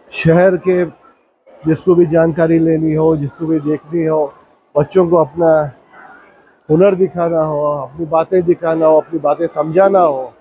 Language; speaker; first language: Urdu; native; Urdu